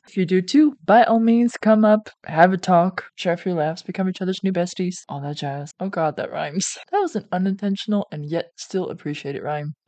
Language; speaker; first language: English; non-native, fluent; Dutch